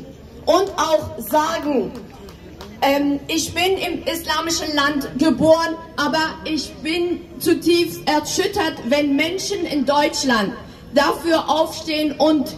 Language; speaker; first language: German; non-native, fluent; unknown